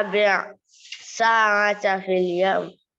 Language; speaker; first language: Arabic; non-native, learner; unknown